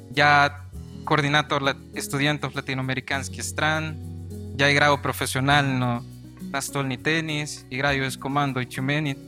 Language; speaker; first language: Russian; non-native, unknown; Spanish